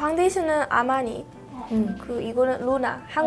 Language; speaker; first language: Korean; non-native, learner; Chinese